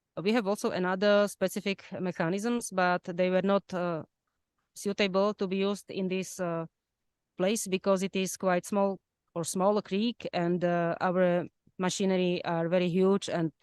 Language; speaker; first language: English; non-native, fluent; Slovak